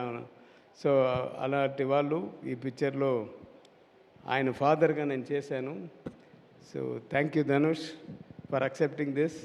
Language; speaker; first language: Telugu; non-native, learner; Tamil